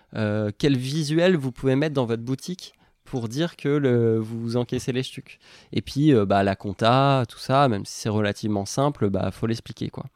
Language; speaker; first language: French; native; French